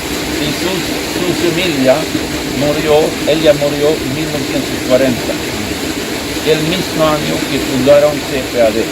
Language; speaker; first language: Spanish; non-native, fluent; Swedish